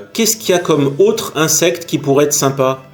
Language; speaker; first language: French; native; French